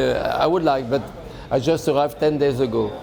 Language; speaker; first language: English; non-native, fluent; French